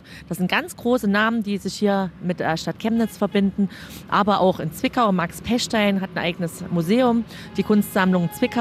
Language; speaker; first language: German; native; German